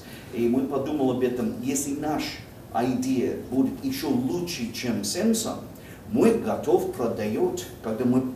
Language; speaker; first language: Russian; non-native, learner; English